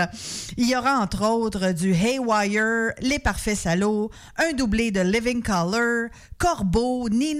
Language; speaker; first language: French; native; French